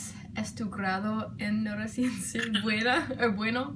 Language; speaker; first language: Spanish; non-native, learner; English